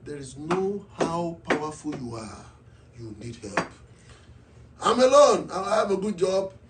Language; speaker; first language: English; non-native, local second language; Yoruba